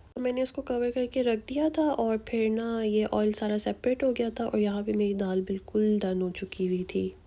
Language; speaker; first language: Hindi; native; Hindi